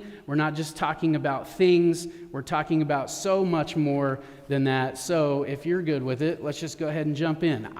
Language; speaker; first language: English; native; English